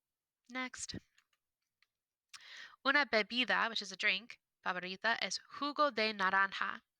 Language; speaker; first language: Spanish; non-native, fluent; English